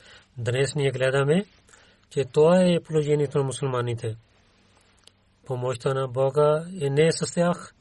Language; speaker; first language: Bulgarian; non-native, learner; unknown